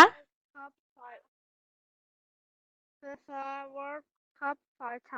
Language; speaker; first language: English; non-native, learner; Vietnamese